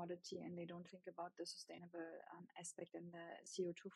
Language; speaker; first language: English; non-native, fluent; German